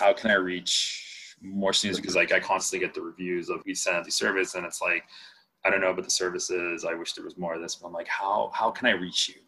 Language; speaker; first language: English; non-native, fluent; Spanish